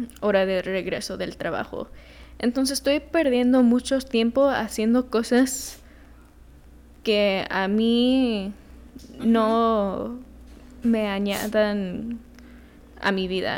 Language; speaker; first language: Spanish; early bilingual, heritage; Spanish